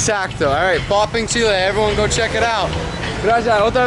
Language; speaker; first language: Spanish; non-native, learner; English